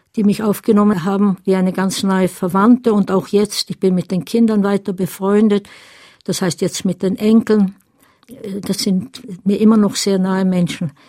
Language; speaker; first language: German; native; German